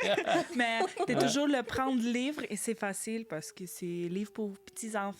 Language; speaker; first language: French; non-native, learner; Ukrainian